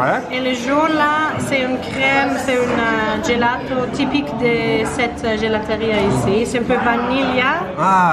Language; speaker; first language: French; non-native, fluent; German